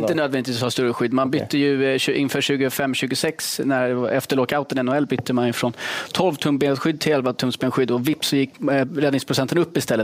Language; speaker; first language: Swedish; native; Swedish